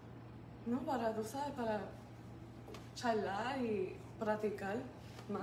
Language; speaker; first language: Spanish; early bilingual, heritage; Spanish